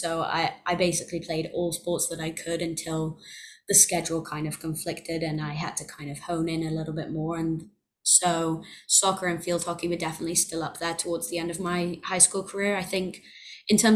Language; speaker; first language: English; native; English